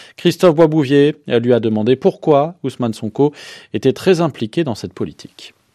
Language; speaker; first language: French; native; French